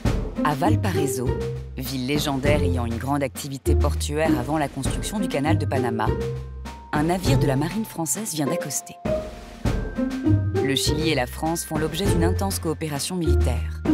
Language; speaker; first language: French; native; French